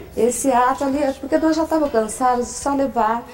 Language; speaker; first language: Portuguese; non-native, fluent; Italian